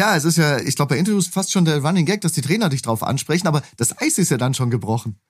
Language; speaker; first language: German; native; German